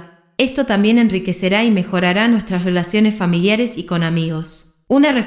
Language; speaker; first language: Spanish; native; Spanish